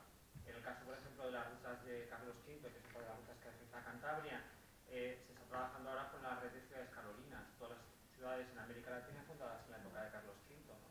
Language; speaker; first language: Spanish; native; Spanish